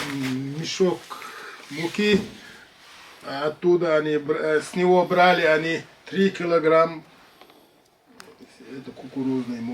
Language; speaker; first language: Russian; non-native, local second language; Chechen